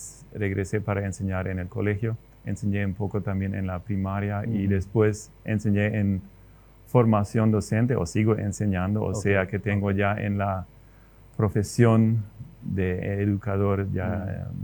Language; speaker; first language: Spanish; non-native, local second language; Plautdietsch